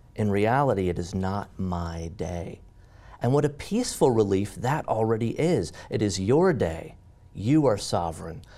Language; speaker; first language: English; native; English